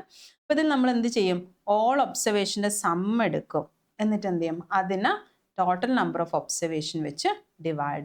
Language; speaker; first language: Malayalam; native; Malayalam